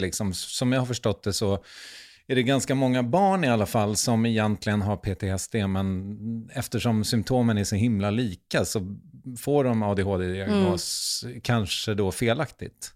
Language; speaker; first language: Swedish; native; Swedish